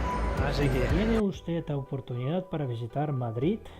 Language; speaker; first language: Spanish; non-native, fluent; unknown